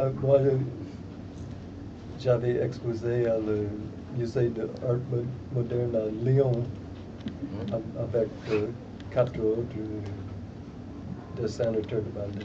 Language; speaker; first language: French; non-native, fluent; English